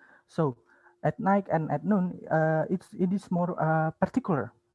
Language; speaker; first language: English; non-native, learner; Indonesian